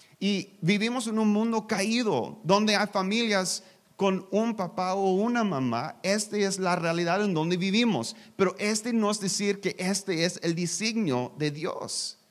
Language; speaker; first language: Spanish; non-native, learner; English